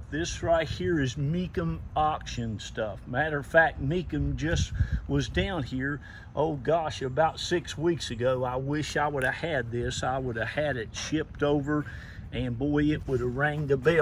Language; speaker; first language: English; native; English